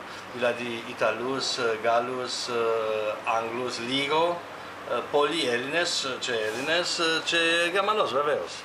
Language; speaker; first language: Greek; non-native, fluent; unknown